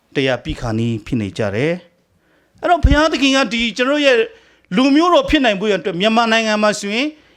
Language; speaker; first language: Burmese; non-native, local second language; Hakha Chin